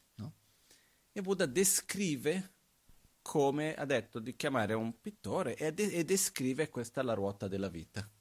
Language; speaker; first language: Italian; non-native, fluent; Portuguese